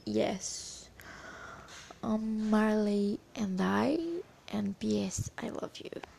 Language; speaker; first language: English; non-native, learner; Portuguese